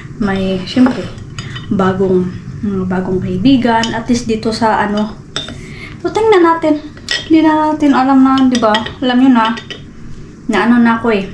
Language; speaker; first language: Filipino; non-native, local second language; Cebuano